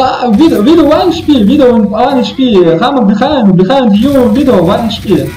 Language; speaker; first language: English; non-native, learner; Russian